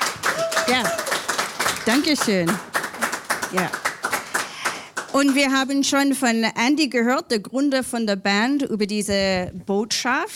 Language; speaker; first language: German; non-native, fluent; English